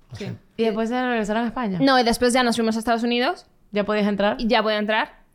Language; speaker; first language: Spanish; native; Spanish